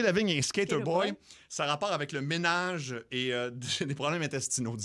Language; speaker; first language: French; native; French